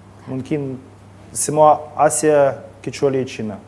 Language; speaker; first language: Indonesian; non-native, learner; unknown